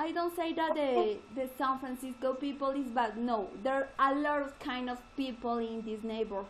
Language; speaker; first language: English; non-native, learner; Spanish